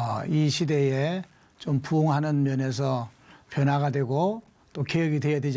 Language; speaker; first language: Korean; native; Korean